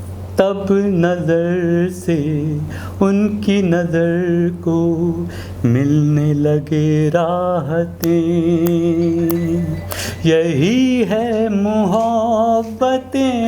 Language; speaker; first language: Hindi; native; Hindi